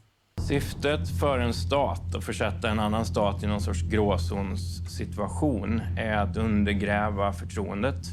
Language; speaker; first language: Swedish; native; Swedish